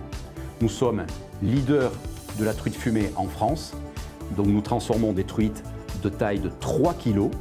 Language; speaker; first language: French; native; French